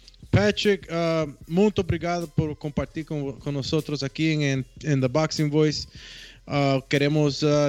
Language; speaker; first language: Portuguese; non-native, learner; English